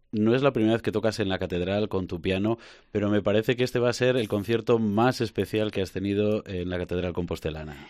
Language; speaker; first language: Spanish; native; Spanish